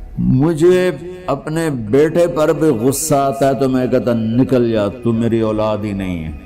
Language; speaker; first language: Urdu; non-native, local second language; Punjabi